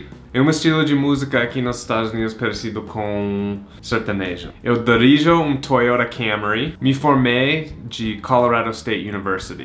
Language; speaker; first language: Portuguese; non-native, fluent; English